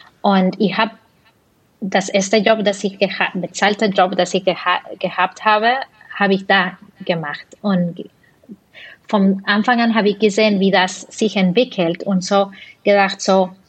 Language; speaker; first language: German; non-native, fluent; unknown